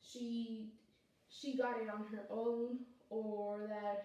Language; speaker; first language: English; non-native, fluent; Spanish